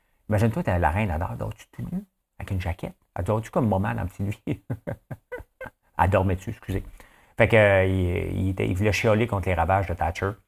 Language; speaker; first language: French; native; French